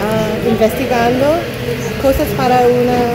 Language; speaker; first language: Spanish; non-native, fluent; English